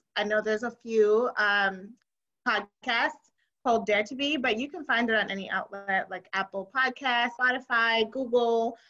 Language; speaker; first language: English; non-native, local second language; Shona